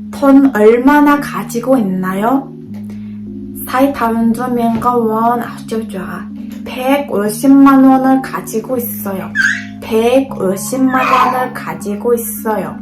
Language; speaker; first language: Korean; non-native, learner; Mongolian